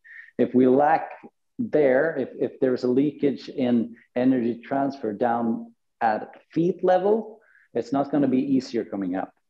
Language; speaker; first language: English; non-native, fluent; Swedish